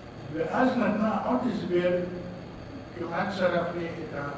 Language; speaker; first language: Hebrew; non-native, fluent; Arabic